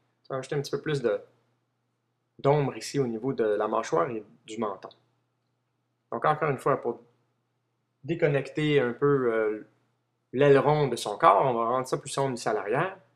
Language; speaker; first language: French; native; French